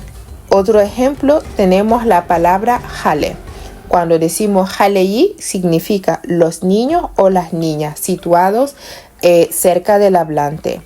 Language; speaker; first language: Spanish; non-native, fluent; Wolof